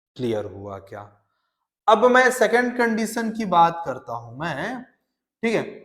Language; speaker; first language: Hindi; native; Hindi